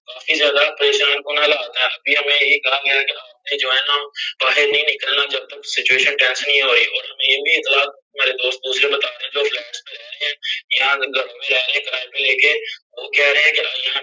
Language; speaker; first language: Urdu; native; Urdu